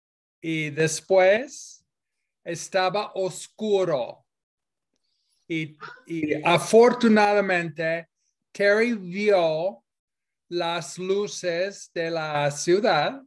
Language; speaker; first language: Spanish; non-native, fluent; English